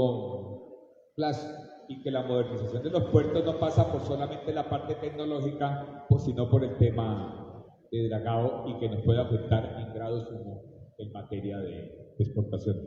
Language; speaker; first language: Spanish; native; Spanish